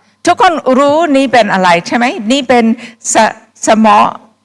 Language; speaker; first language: Thai; non-native, fluent; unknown